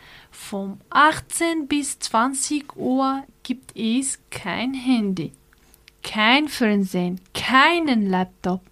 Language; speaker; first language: German; non-native, learner; Arabic